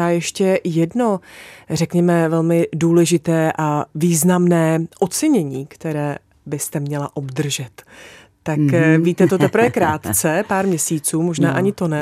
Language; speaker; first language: Czech; native; Czech